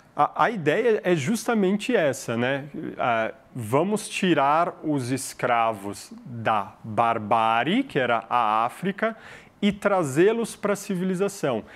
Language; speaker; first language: Portuguese; early bilingual, other home language; Arabic